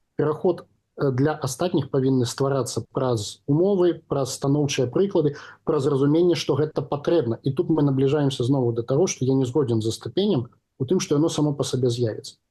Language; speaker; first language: Belarusian; non-native, local second language; Russian